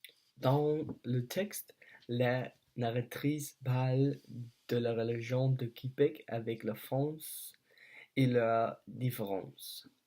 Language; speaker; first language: French; non-native, learner; Danish